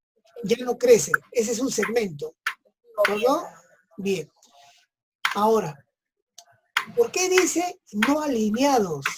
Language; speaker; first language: Spanish; native; Spanish